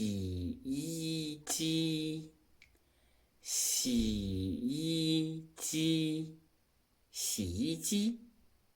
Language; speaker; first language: Russian; non-native, learner; Chinese